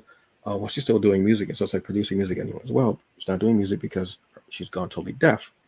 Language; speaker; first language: English; native; English